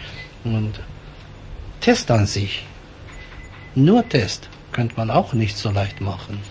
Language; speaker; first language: German; non-native, fluent; Japanese